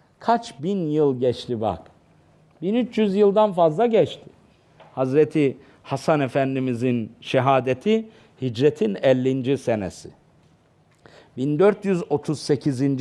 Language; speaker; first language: Turkish; native; Turkish